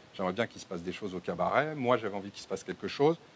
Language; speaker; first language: French; native; French